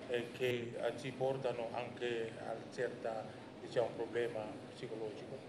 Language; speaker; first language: Italian; non-native, learner; Indonesian